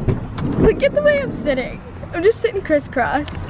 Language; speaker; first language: English; native; English